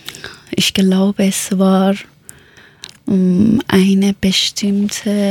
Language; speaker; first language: German; non-native, learner; Persian